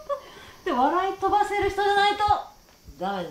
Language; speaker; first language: Japanese; native; Japanese